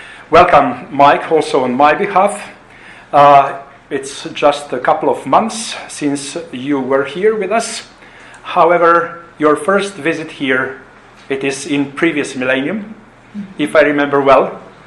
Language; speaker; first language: English; non-native, fluent; Slovenian